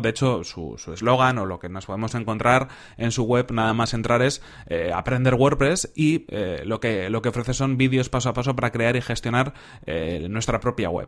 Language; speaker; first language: Spanish; native; Spanish